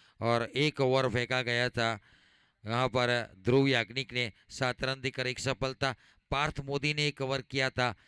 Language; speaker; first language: Hindi; non-native, local second language; Gujarati